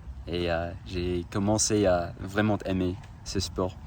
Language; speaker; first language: French; non-native, fluent; English